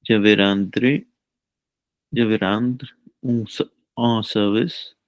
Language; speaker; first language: French; non-native, learner; Punjabi